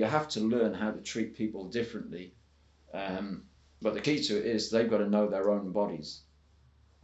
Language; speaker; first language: English; native; English